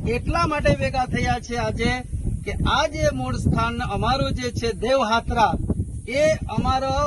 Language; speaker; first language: Gujarati; non-native, local second language; Bhili